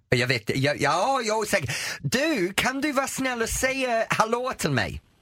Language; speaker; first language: Swedish; non-native, fluent; English